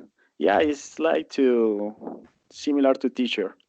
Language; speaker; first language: English; non-native, learner; Spanish